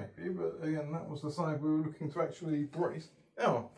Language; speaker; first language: English; native; English